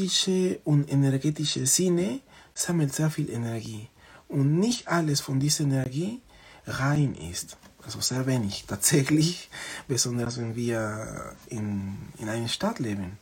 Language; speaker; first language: German; non-native, fluent; Spanish